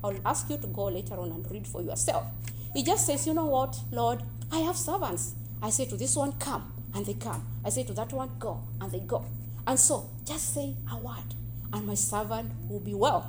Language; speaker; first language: English; non-native, local second language; Kamba